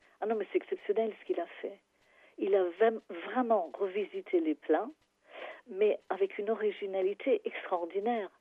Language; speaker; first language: French; non-native, fluent; English